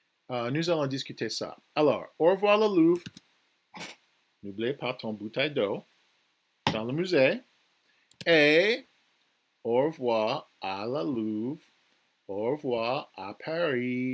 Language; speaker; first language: French; non-native, fluent; English